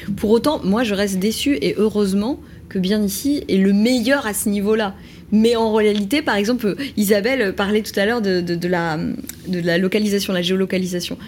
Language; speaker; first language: French; native; French